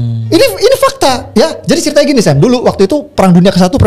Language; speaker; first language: Indonesian; native; Indonesian